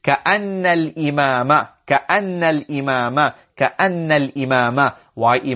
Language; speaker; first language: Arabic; non-native, fluent; English